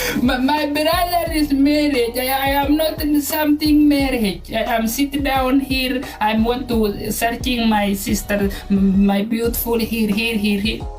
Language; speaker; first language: English; non-native, learner; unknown